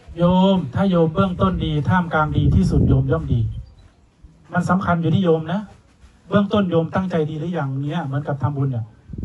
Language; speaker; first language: Thai; native; Thai